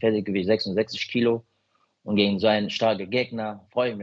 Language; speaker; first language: German; non-native, fluent; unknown